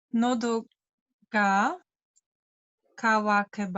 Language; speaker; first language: Japanese; non-native, learner; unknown